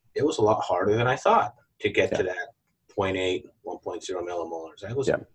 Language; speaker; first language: English; native; English